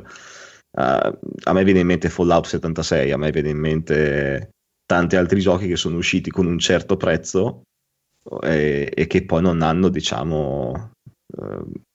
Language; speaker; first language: Italian; native; Italian